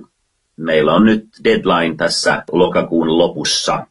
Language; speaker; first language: Finnish; non-native, fluent; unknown